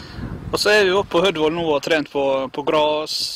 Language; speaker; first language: Norwegian; native; Norwegian